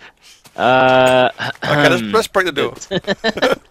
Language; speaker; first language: English; native; English